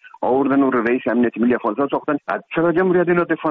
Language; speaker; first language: Persian; native; Persian